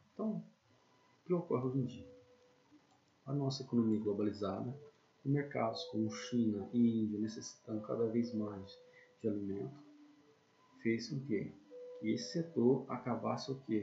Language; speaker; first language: Portuguese; native; Portuguese